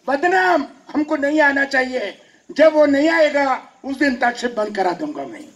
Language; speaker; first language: Hindi; non-native, local second language; Telugu